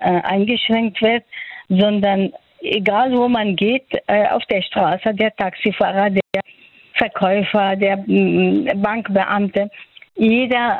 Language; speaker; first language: German; non-native, fluent; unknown